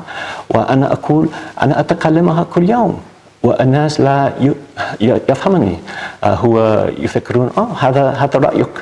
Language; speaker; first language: Arabic; non-native, learner; English